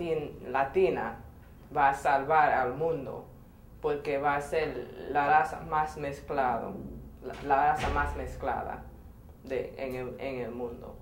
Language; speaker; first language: Spanish; non-native, fluent; English